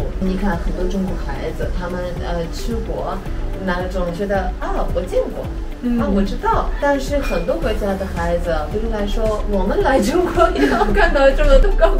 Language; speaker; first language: Chinese; non-native, fluent; Armenian